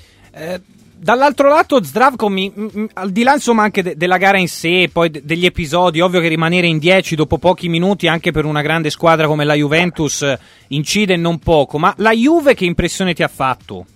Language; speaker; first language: Italian; native; Italian